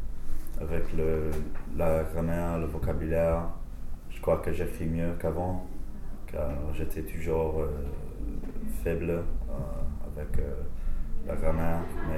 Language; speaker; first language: French; non-native, fluent; English